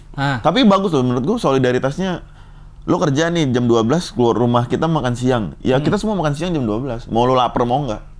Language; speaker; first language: Indonesian; early bilingual, other home language; Fula